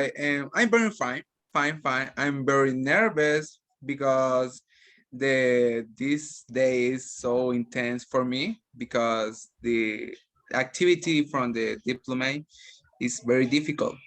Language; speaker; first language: English; non-native, learner; Spanish